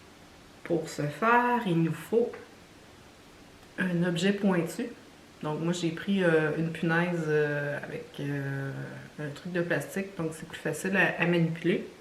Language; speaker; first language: French; native; French